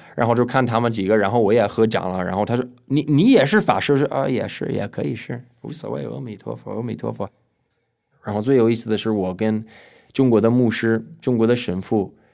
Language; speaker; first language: Chinese; non-native, fluent; English